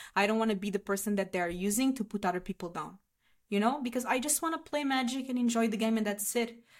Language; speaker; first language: English; non-native, fluent; Portuguese